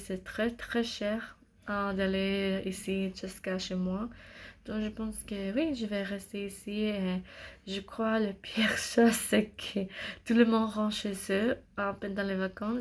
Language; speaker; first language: French; non-native, learner; English